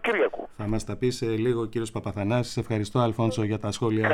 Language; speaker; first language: Greek; native; Greek